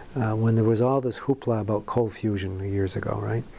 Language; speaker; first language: English; native; English